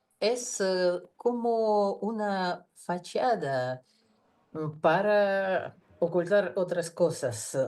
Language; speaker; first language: Spanish; non-native, fluent; Russian